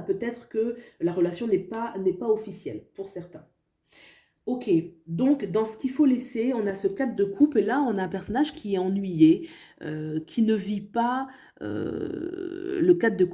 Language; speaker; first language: French; native; French